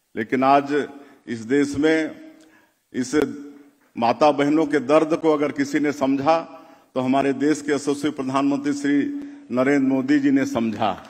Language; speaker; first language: Hindi; native; Hindi